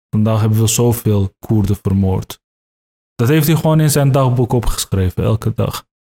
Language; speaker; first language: Dutch; early bilingual, other home language; Turkish